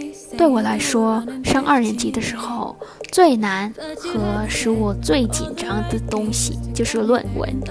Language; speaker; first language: Chinese; non-native, fluent; Vietnamese